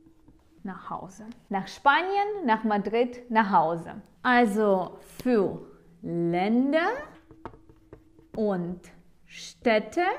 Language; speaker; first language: German; non-native, fluent; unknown